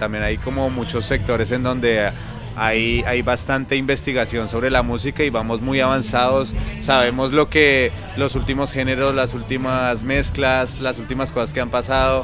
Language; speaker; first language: Spanish; native; Spanish